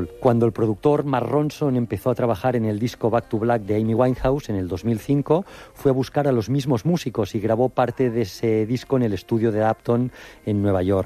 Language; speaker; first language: Spanish; native; Spanish